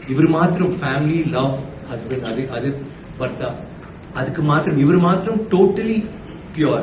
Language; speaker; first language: Malayalam; non-native, learner; Tamil